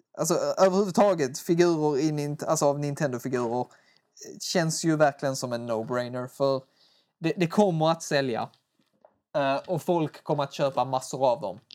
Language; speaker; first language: Swedish; native; Swedish